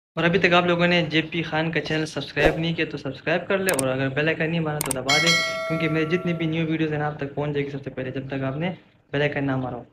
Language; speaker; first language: Urdu; non-native, local second language; Pashto